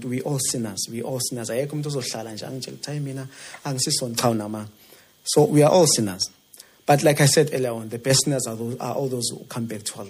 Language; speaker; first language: English; non-native, local second language; Zulu